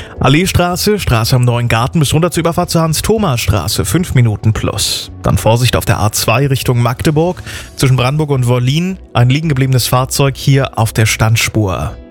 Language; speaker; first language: German; native; German